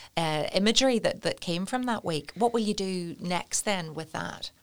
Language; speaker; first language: English; native; English